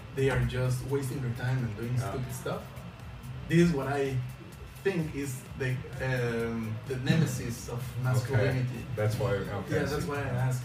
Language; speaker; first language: English; non-native, fluent; Spanish